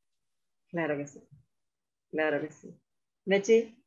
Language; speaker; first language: Spanish; native; Spanish